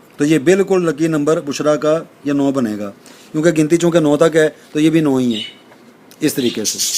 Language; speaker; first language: Urdu; native; Urdu